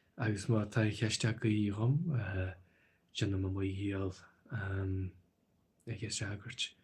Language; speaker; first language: Irish; native; Irish